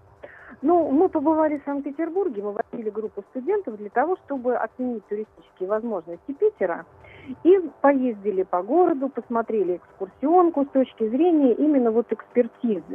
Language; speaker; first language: Russian; native; Russian